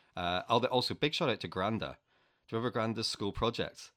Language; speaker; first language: English; native; English